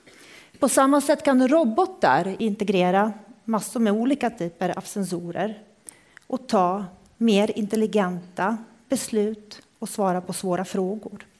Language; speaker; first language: Swedish; non-native, fluent; Croatian